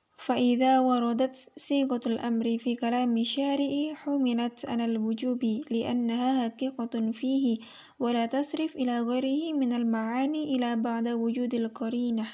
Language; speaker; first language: Arabic; non-native, learner; Indonesian